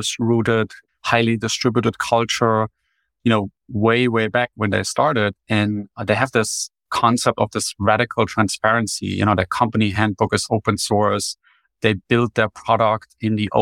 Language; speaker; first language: English; non-native, fluent; German